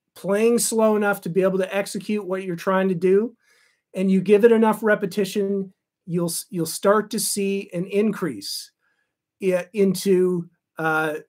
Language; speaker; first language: English; native; English